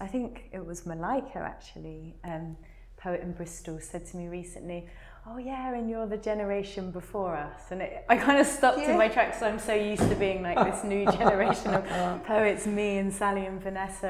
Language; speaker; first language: English; native; English